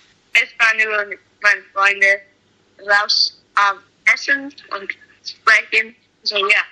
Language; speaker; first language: German; non-native, learner; English